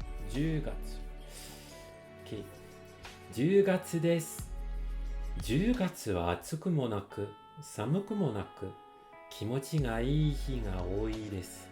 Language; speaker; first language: Japanese; non-native, fluent; French